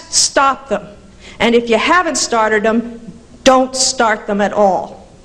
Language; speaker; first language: English; native; English